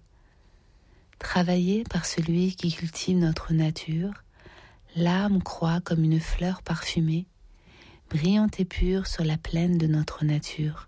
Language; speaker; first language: French; native; French